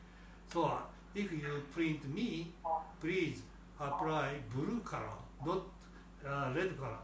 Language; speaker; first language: English; non-native, learner; Japanese